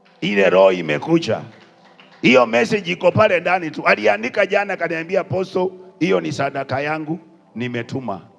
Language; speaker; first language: Swahili; non-native, local second language; Kikuyu